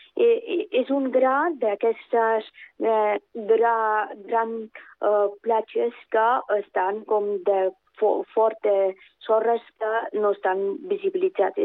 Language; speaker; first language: Catalan; non-native, fluent; Persian